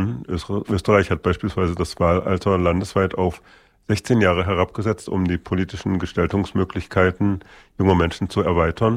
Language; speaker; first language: German; native; German